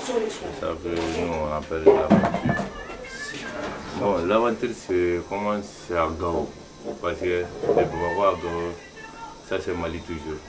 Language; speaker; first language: French; non-native, local second language; Bambara